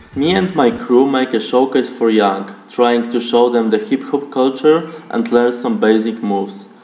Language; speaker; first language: English; non-native, learner; Polish